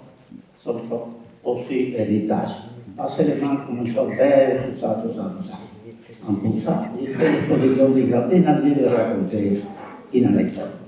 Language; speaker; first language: French; non-native, fluent; Spanish